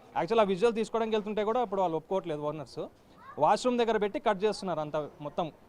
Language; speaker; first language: Telugu; native; Telugu